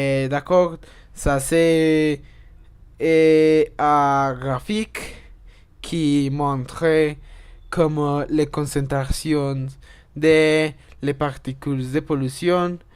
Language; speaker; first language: French; non-native, learner; Spanish